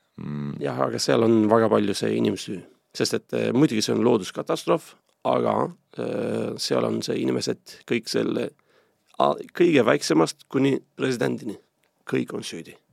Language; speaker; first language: Estonian; non-native, fluent; Turkish